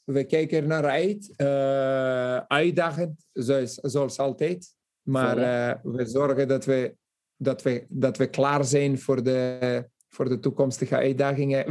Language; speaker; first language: Dutch; non-native, fluent; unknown